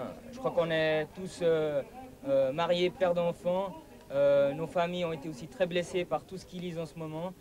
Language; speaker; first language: French; native; French